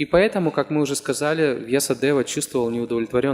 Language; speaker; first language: Russian; native; Russian